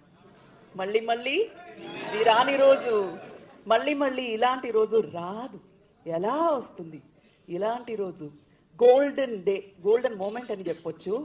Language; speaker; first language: Telugu; non-native, local second language; Tamil